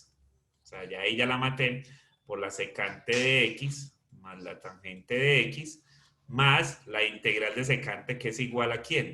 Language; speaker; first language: Spanish; native; Spanish